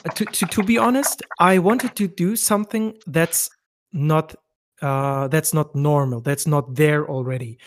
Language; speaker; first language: English; non-native, fluent; German